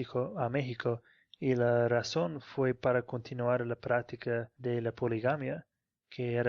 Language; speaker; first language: Spanish; non-native, fluent; English